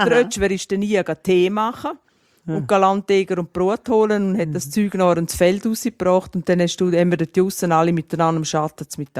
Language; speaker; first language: German; native; German